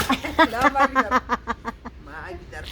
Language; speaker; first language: Arabic; native; Arabic